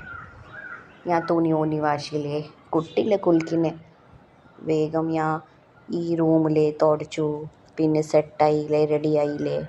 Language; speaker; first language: Malayalam; non-native, learner; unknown